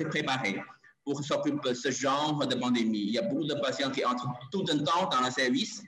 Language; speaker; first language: French; non-native, learner; Chinese